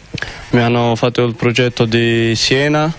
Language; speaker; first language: Italian; non-native, fluent; Croatian